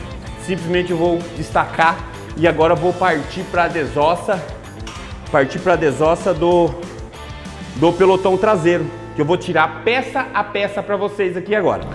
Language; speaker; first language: Portuguese; native; Portuguese